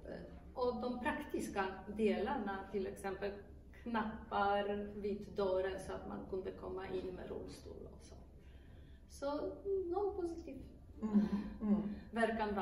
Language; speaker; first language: Swedish; non-native, fluent; Polish